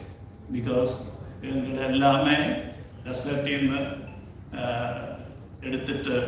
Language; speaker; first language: Tamil; non-native, learner; Malayalam